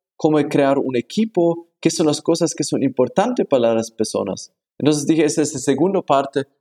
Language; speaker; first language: Spanish; non-native, fluent; German